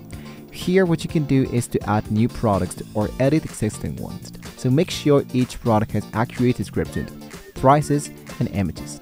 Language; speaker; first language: English; non-native, fluent; Spanish